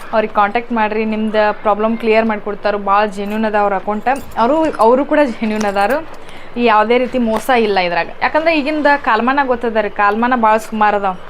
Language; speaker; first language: Kannada; native; Kannada